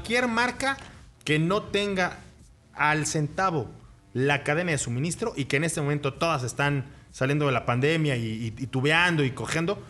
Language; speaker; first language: Spanish; native; Spanish